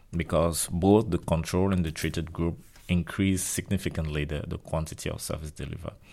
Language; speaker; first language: English; non-native, local second language; French